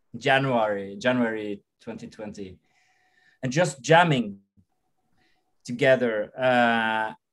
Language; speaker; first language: English; non-native, fluent; Norwegian